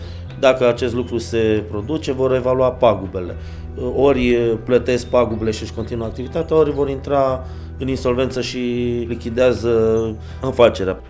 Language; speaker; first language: Romanian; native; Romanian